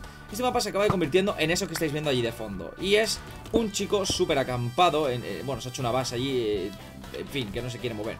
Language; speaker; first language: Spanish; native; Spanish